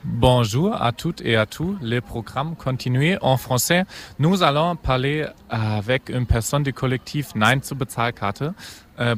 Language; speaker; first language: French; non-native, fluent; German